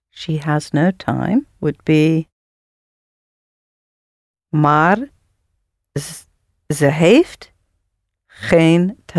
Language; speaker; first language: Dutch; non-native, learner; English